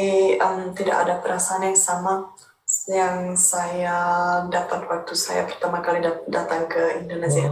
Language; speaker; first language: Indonesian; non-native, fluent; Czech